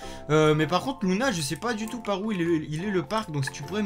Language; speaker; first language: French; native; French